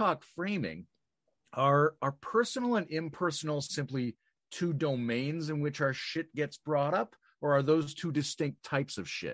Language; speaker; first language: English; native; English